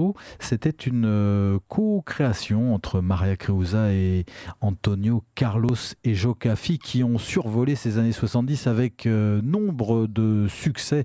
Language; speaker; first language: French; native; French